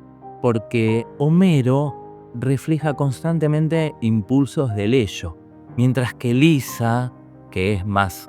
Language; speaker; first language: Spanish; native; Spanish